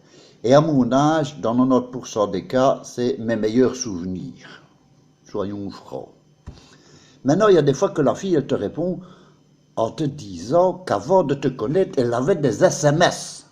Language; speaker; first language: French; native; French